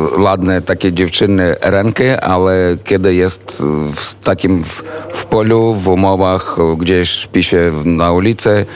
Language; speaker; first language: Polish; non-native, learner; Ukrainian